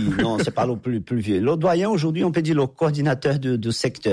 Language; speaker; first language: French; non-native, fluent; Portuguese